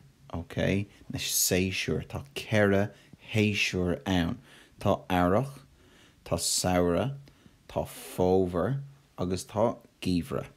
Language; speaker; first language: Irish; non-native, local second language; English